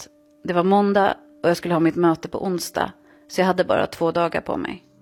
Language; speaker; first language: Swedish; early bilingual, other home language; Arabic